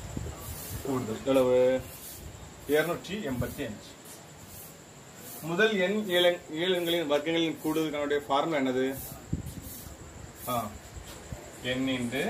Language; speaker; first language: Tamil; native; Tamil